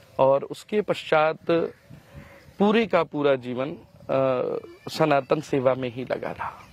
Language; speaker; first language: Hindi; native; Hindi